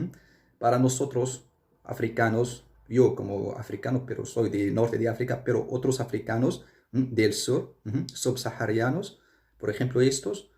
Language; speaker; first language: Spanish; non-native, fluent; Arabic